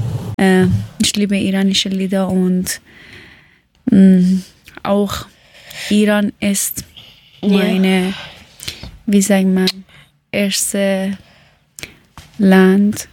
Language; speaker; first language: German; non-native, learner; Persian